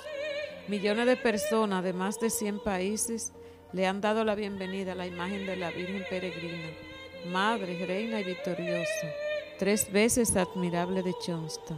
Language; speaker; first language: Spanish; native; Spanish